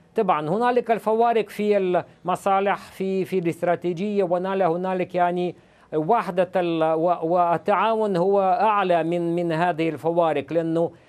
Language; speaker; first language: Arabic; non-native, fluent; Russian